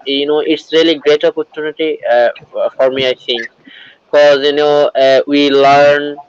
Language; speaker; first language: English; non-native, learner; Bangla